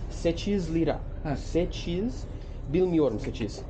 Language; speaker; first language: Turkish; non-native, learner; English